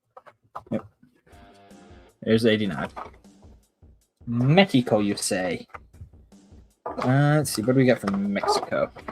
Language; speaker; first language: English; native; English